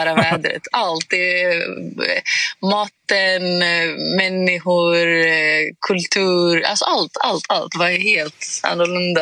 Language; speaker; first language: Swedish; non-native, fluent; Greek